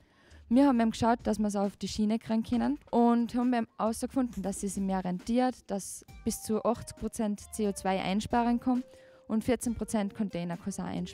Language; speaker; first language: German; native; German